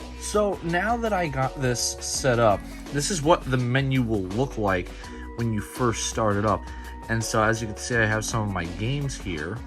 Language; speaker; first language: English; native; English